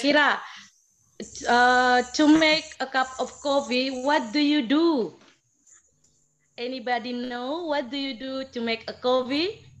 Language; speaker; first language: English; non-native, learner; Indonesian